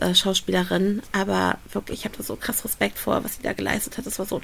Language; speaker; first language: German; native; German